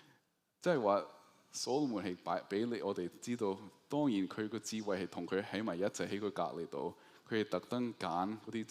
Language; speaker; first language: Cantonese; early bilingual, heritage; Cantonese